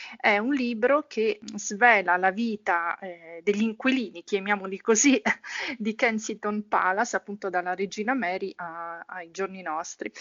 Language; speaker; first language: Italian; native; Italian